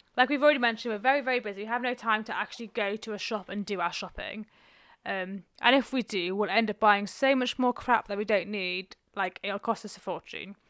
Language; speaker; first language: English; non-native, local second language; Welsh